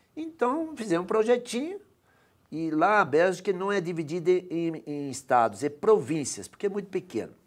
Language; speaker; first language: Portuguese; non-native, fluent; Dutch